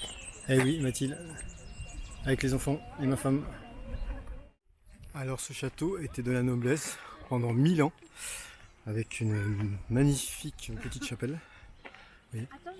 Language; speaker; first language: French; native; French